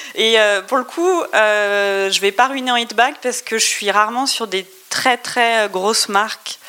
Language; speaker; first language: French; native; French